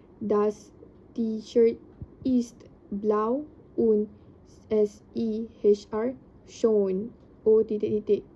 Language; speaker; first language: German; non-native, learner; Indonesian